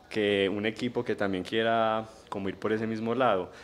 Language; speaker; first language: Spanish; native; Spanish